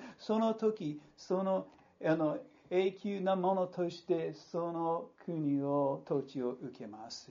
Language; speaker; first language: Japanese; non-native, fluent; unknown